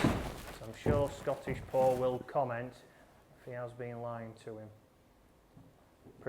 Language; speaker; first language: English; native; English